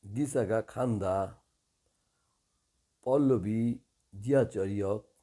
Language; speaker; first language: Korean; non-native, learner; Bangla